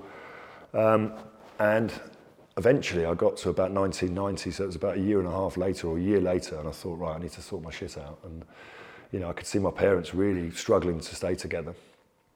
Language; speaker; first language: English; native; English